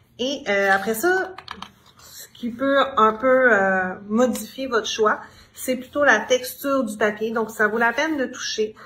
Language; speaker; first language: French; native; French